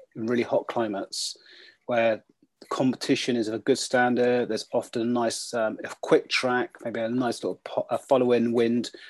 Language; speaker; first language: English; native; English